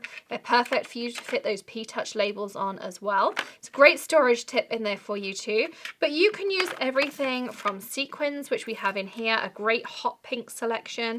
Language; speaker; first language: English; native; English